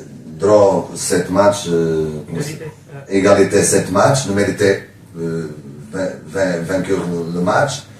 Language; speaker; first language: French; non-native, learner; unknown